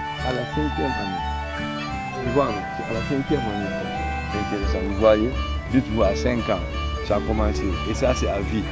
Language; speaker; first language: French; non-native, local second language; Fula